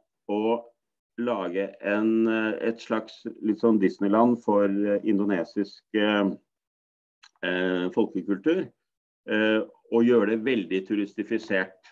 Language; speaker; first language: Norwegian; native; Norwegian